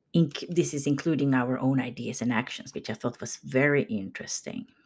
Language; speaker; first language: English; non-native, fluent; Swedish